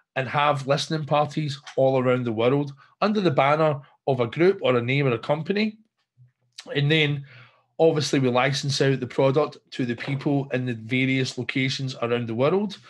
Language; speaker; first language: English; native; English